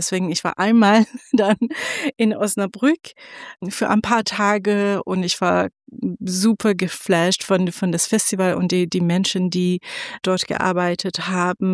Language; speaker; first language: German; non-native, fluent; Persian